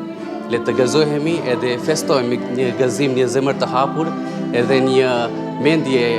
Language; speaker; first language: Albanian; non-native, fluent; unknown